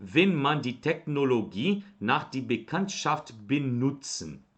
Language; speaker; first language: German; non-native, fluent; Portuguese